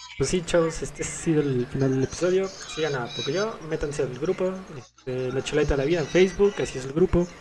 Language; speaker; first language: Spanish; native; Spanish